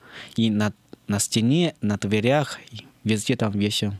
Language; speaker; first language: Russian; non-native, learner; Chinese